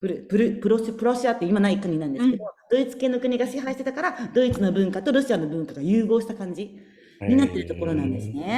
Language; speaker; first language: Japanese; native; Japanese